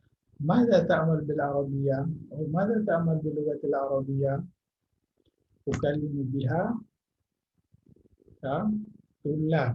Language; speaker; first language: Arabic; non-native, fluent; Indonesian